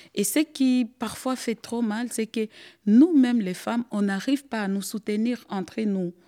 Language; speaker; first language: French; non-native, local second language; Swahili